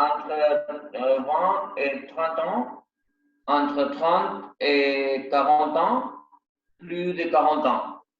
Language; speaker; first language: French; non-native, learner; Spanish